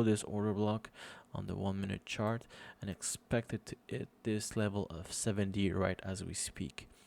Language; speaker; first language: English; non-native, fluent; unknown